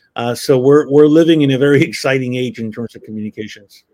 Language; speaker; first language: English; early bilingual, other home language; Spanish